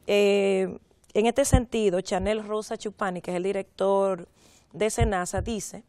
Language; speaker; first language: Spanish; native; Spanish